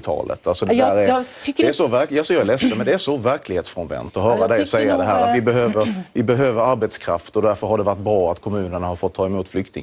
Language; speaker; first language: Swedish; native; Swedish